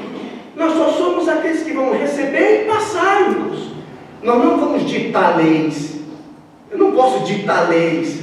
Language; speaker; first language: Portuguese; native; Portuguese